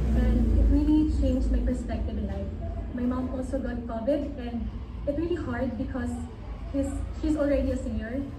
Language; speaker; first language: English; non-native, local second language; Filipino